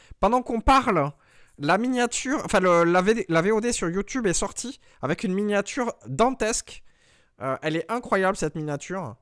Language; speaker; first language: French; native; French